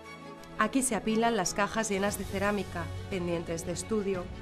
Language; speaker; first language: Spanish; native; Spanish